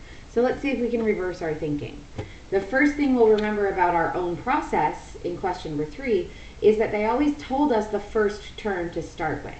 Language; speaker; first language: English; native; English